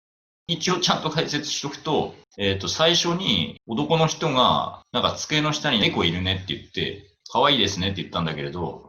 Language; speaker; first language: Japanese; native; Japanese